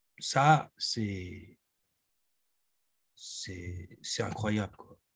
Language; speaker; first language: French; non-native, fluent; Persian